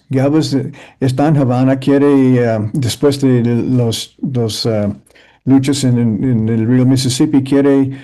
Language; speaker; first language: Spanish; early bilingual, heritage; English